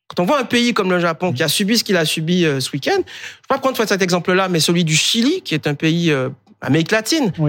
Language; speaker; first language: French; native; French